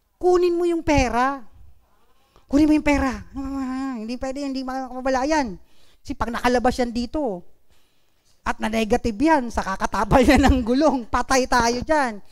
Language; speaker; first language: Filipino; non-native, local second language; Bikol